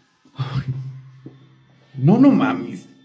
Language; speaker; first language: Spanish; native; Spanish